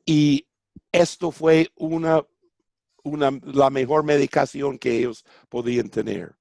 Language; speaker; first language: Spanish; non-native, fluent; English